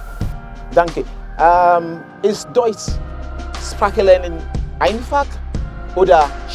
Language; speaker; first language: German; non-native, learner; Yoruba